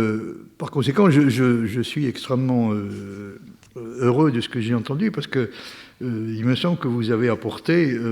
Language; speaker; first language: French; native; French